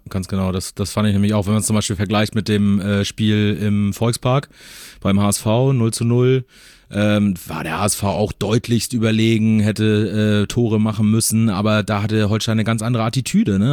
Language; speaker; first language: German; native; German